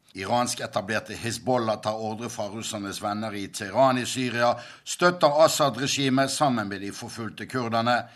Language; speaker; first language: Norwegian; native; Norwegian